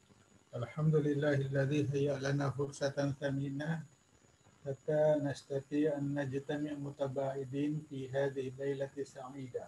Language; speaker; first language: Arabic; non-native, fluent; Indonesian